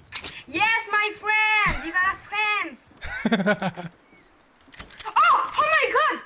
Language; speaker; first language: English; non-native, learner; French